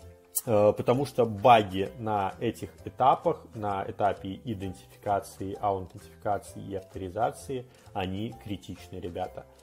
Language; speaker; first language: Russian; native; Russian